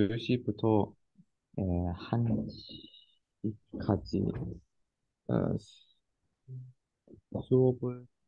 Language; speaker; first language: Korean; non-native, learner; Japanese